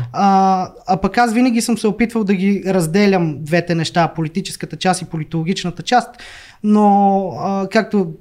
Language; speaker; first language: Bulgarian; native; Bulgarian